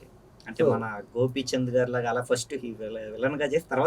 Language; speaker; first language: Telugu; native; Telugu